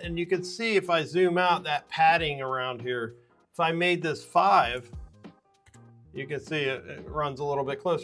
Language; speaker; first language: English; native; English